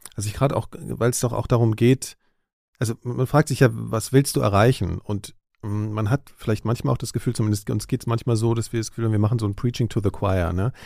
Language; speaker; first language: German; native; German